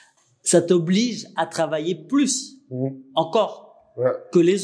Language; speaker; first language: French; native; French